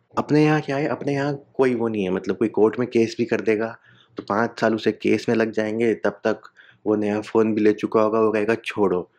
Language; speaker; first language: Hindi; native; Hindi